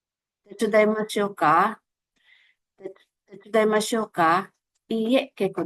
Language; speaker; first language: Japanese; non-native, fluent; Filipino